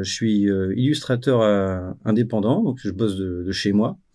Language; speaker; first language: French; native; French